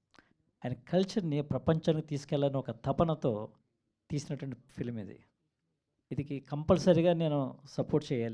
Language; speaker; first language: Telugu; native; Telugu